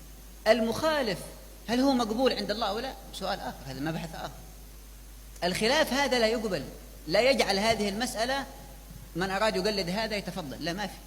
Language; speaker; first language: Arabic; native; Arabic